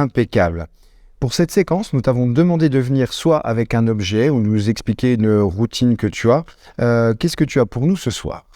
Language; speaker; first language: French; native; French